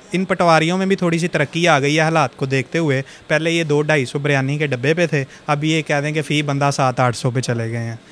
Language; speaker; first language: Urdu; non-native, local second language; Punjabi